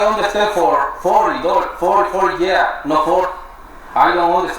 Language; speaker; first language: English; non-native, learner; Spanish